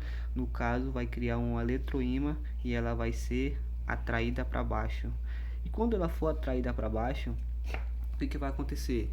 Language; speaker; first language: Portuguese; native; Portuguese